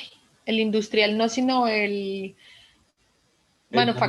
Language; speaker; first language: Spanish; native; Spanish